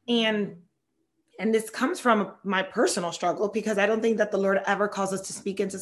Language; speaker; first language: English; non-native, fluent; Spanish